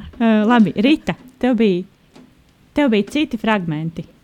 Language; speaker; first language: Latvian; native; Latvian